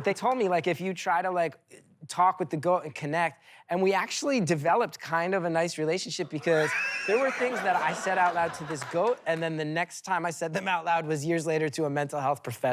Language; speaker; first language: English; native; English